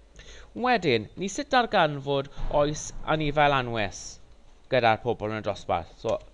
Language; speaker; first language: Welsh; non-native, local second language; English